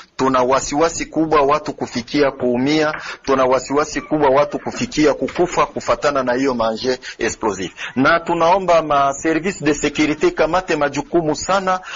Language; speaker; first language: Swahili; native; Swahili